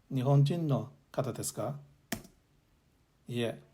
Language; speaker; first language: Japanese; non-native, learner; English